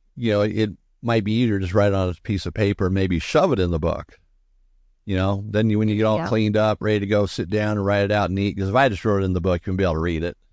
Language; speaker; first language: English; native; English